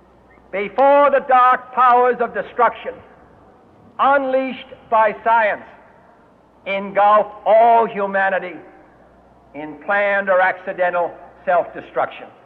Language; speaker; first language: English; native; English